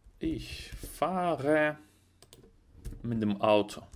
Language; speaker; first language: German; non-native, fluent; Russian